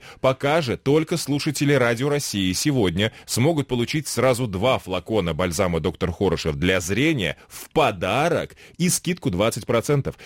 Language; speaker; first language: Russian; native; Russian